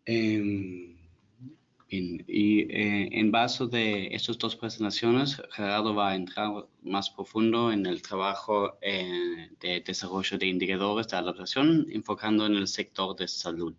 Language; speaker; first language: Spanish; non-native, fluent; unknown